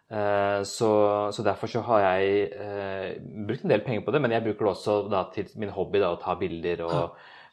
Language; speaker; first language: Norwegian; early bilingual, other home language; Urdu